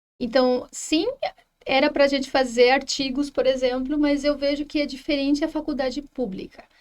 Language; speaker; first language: Portuguese; non-native, fluent; Spanish